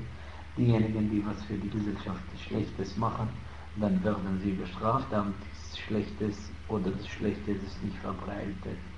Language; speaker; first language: German; non-native, fluent; Arabic